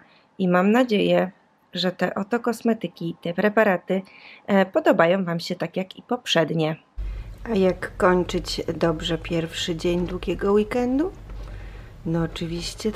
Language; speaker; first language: Polish; native; Polish